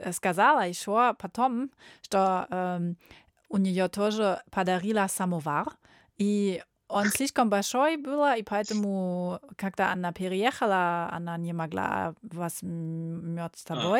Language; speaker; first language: Russian; non-native, learner; German